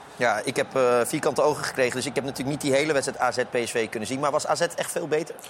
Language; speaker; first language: Dutch; native; Dutch